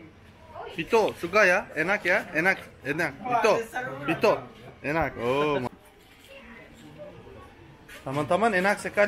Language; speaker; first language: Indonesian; non-native, learner; Turkish